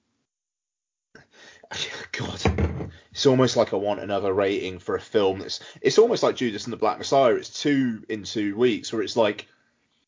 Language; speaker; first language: English; native; English